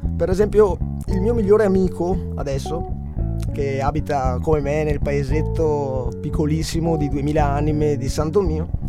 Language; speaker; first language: Italian; native; Italian